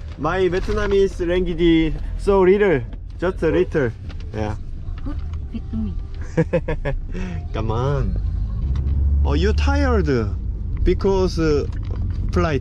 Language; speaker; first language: English; non-native, learner; Korean